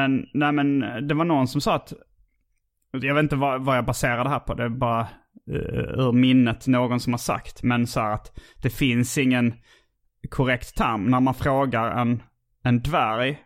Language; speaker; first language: Swedish; native; Swedish